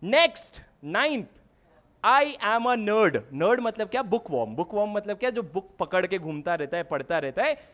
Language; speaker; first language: Hindi; non-native, local second language; Odia